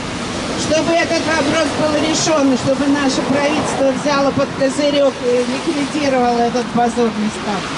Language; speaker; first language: Russian; native; Russian